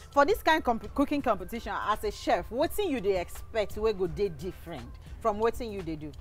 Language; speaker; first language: Nigerian Pidgin; native; Nigerian Pidgin